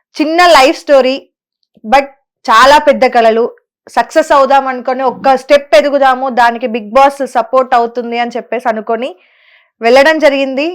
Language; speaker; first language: Telugu; native; Telugu